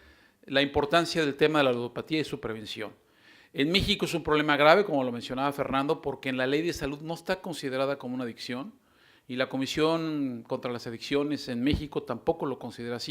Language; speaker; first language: Spanish; native; Spanish